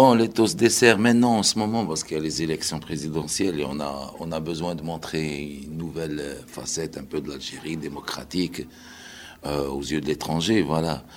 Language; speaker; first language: French; non-native, local second language; Arabic